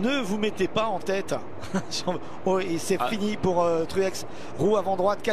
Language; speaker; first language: French; native; French